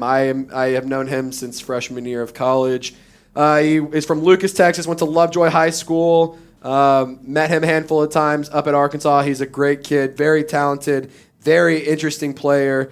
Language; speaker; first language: English; native; English